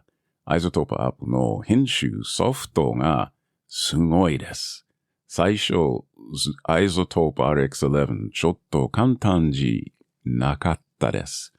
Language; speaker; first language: Japanese; non-native, learner; English